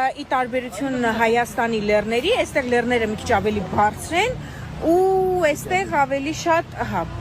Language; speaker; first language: Armenian; native; Armenian